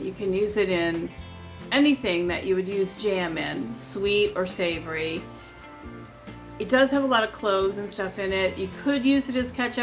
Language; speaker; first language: English; native; English